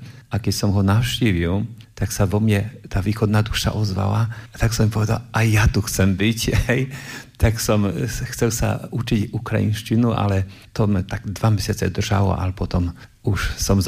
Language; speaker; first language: Slovak; non-native, fluent; Polish